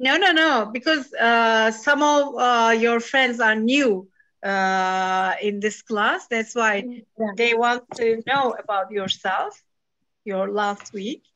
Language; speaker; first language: English; non-native, fluent; Turkish